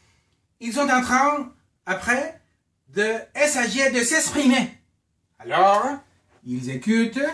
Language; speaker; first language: French; non-native, fluent; Spanish